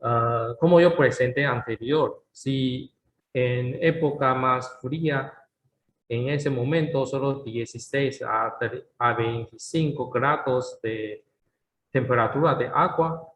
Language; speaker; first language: Spanish; non-native, learner; Chinese